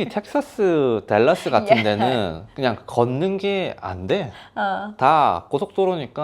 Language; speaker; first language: Korean; non-native, local second language; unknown